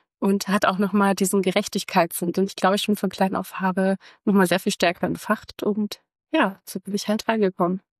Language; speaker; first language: German; early bilingual, other home language; Croatian